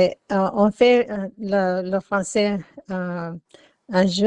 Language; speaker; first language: French; non-native, learner; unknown